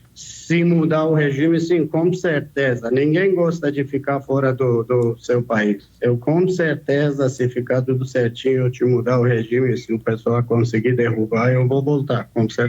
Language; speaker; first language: Portuguese; non-native, fluent; Persian